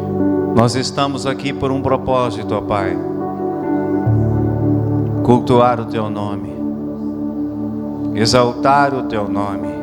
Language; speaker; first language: Portuguese; native; Portuguese